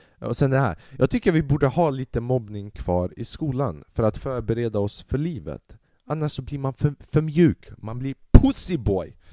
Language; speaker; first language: Swedish; early bilingual, other home language; Albanian